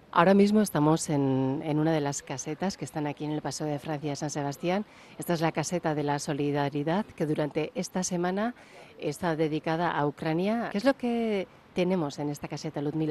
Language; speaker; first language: Spanish; native; Spanish